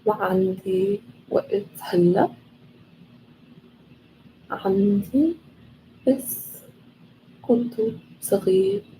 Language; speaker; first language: Arabic; non-native, learner; English